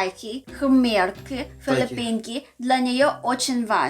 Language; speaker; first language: Russian; non-native, learner; Filipino